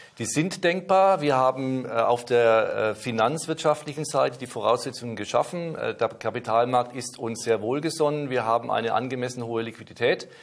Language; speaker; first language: German; native; German